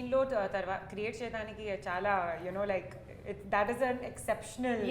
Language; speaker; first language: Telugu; non-native, learner; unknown